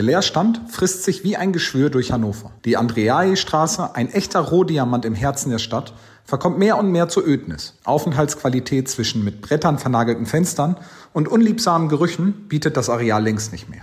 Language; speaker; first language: German; native; German